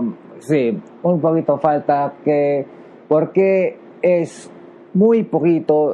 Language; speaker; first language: Spanish; non-native, learner; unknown